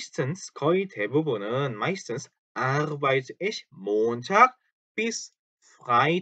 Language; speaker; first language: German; non-native, fluent; Korean